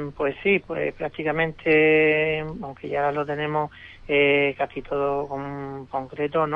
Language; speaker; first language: Spanish; native; Spanish